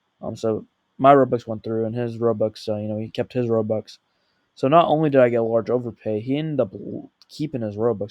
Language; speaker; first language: English; native; English